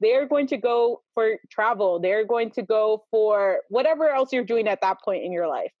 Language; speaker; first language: English; early bilingual, other home language; Spanish